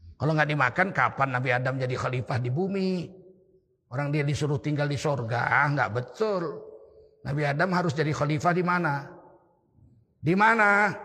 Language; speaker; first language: Indonesian; native; Indonesian